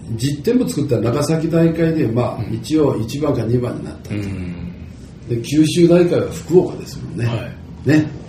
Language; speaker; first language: Japanese; native; Japanese